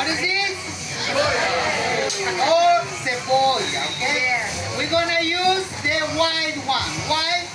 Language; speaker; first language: English; non-native, fluent; Spanish